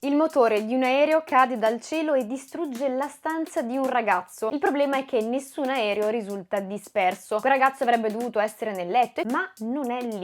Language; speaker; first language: Italian; native; Italian